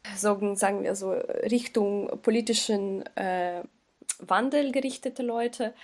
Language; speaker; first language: German; non-native, fluent; Ukrainian